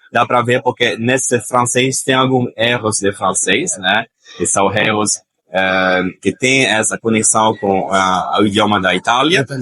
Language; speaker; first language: Portuguese; non-native, fluent; Italian